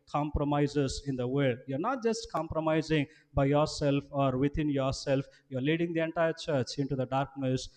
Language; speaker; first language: English; non-native, local second language; Telugu